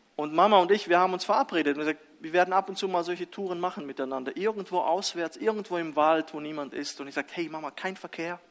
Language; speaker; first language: German; early bilingual, other home language; Russian